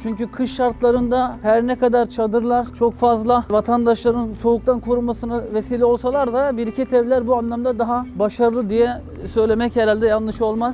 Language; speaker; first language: Turkish; native; Turkish